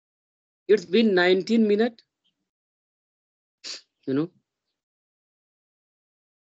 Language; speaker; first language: English; non-native, learner; Hindi